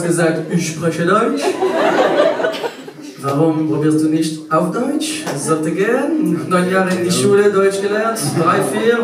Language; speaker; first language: German; non-native, fluent; French